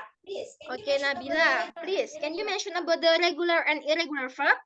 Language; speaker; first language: English; non-native, learner; Indonesian